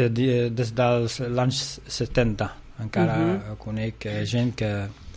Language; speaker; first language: Catalan; non-native, fluent; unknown